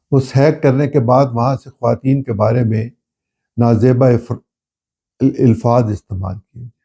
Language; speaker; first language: Urdu; non-native, local second language; Punjabi